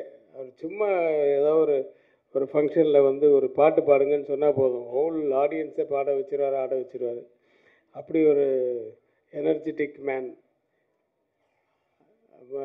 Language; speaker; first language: Tamil; native; Tamil